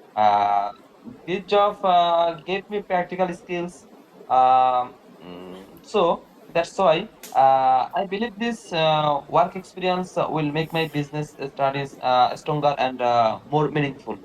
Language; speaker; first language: English; non-native, learner; Bangla